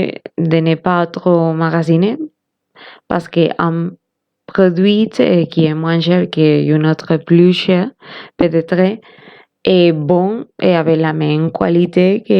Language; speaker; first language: French; non-native, learner; Spanish